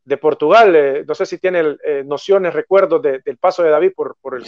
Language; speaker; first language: Spanish; native; Spanish